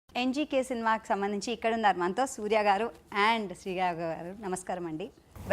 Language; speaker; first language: Telugu; native; Telugu